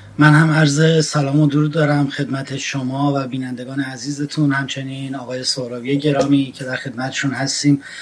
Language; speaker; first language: Persian; non-native, local second language; Central Kurdish